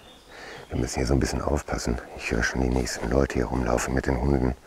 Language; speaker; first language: German; native; German